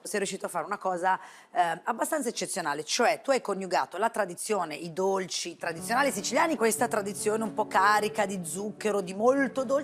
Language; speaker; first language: Italian; native; Italian